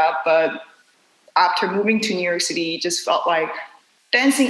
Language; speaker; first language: English; non-native, fluent; Korean